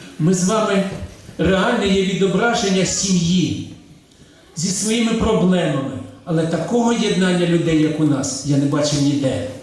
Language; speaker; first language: Ukrainian; native; Ukrainian